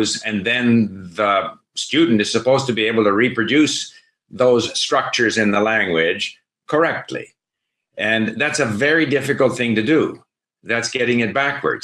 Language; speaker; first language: English; native; English